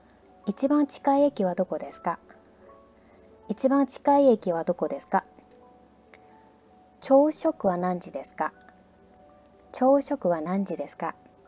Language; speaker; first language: Japanese; non-native, fluent; Korean